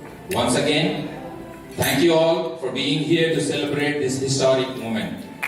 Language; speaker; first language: English; non-native, local second language; Telugu